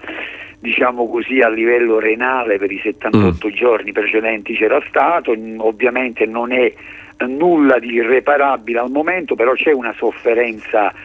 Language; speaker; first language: Italian; native; Italian